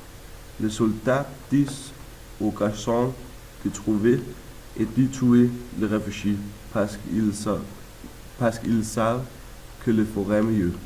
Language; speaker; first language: French; non-native, learner; German